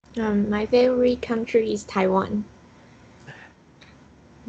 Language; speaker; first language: English; non-native, learner; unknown